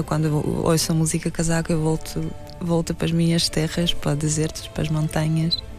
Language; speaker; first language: Portuguese; non-native, fluent; Russian